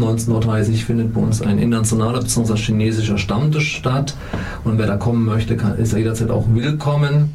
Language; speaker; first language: German; native; German